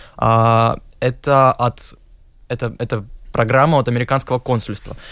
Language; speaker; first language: Russian; native; Russian